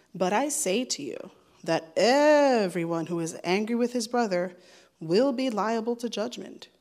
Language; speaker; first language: English; early bilingual, other home language; Spanish